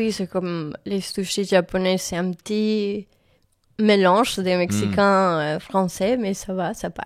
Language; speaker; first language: French; non-native, learner; Spanish